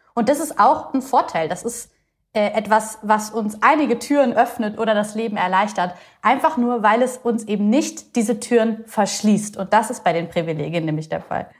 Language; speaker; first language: German; early bilingual, other home language; Bulgarian